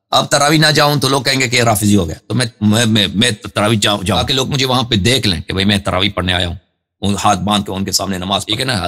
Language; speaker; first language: Urdu; non-native, fluent; Persian